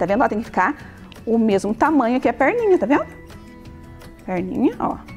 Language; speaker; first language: Portuguese; native; Portuguese